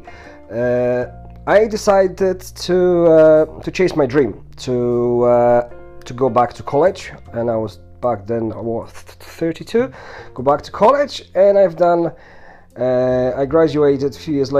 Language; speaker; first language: English; non-native, fluent; Polish